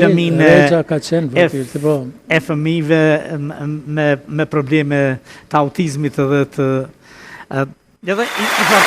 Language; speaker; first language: Albanian; native; Albanian